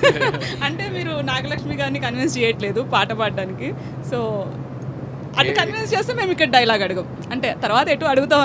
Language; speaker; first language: Telugu; native; Telugu